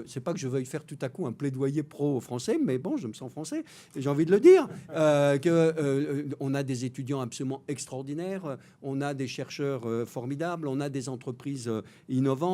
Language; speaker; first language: French; native; French